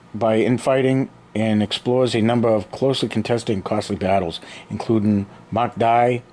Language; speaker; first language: English; native; English